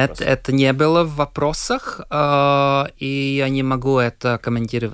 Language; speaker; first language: Russian; non-native, local second language; Latvian